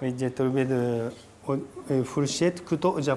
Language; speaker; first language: French; non-native, learner; Japanese